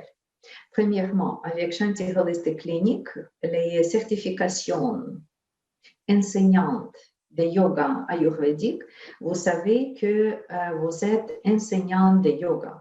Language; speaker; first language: French; non-native, fluent; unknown